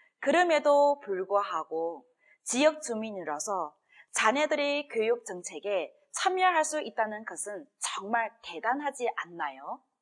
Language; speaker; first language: Korean; non-native, fluent; Chinese